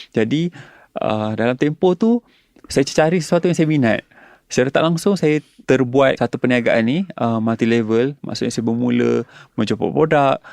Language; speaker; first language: Malay; native; Malay